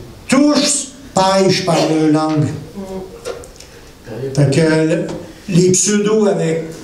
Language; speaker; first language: French; native; French